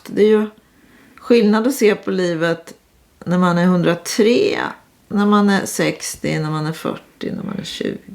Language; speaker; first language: Swedish; native; Swedish